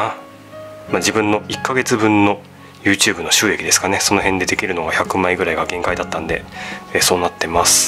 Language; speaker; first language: Japanese; native; Japanese